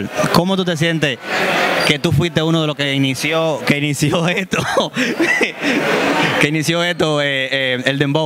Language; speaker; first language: Spanish; native; Spanish